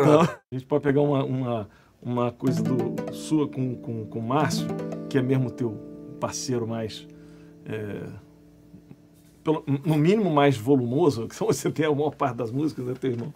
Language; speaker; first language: Portuguese; native; Portuguese